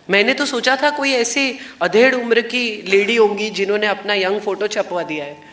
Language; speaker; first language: Hindi; non-native, local second language; Gujarati